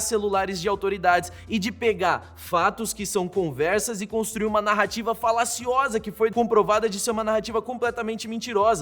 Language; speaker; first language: Portuguese; native; Portuguese